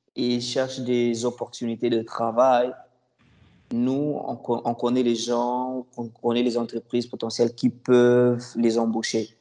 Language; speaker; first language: French; non-native, local second language; Lingala